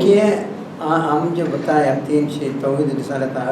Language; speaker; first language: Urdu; non-native, local second language; Malayalam